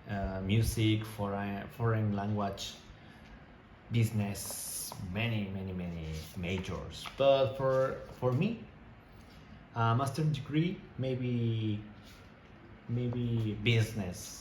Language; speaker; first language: English; non-native, learner; Spanish